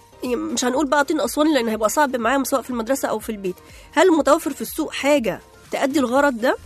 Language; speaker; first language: Arabic; native; Arabic